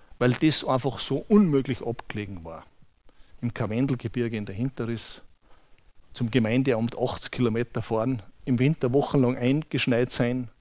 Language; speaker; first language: German; native; German